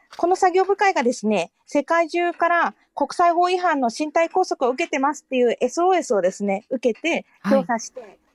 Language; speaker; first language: Japanese; native; Japanese